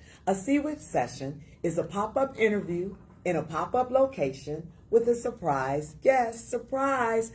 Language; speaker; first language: English; native; English